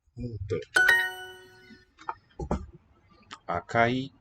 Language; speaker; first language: Japanese; non-native, learner; English